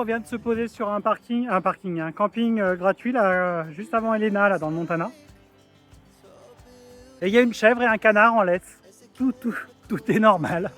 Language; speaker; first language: French; native; French